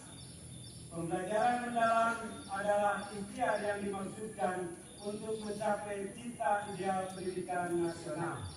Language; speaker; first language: Indonesian; native; Indonesian